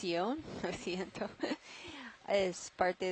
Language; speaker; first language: Spanish; non-native, learner; English